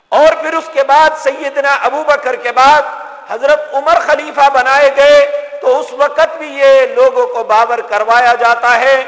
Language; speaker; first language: Urdu; non-native, local second language; Punjabi